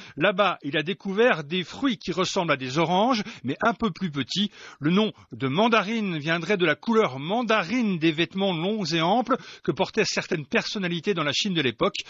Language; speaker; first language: French; native; French